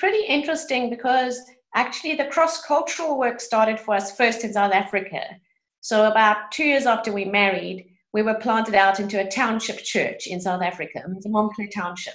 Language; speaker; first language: English; native; English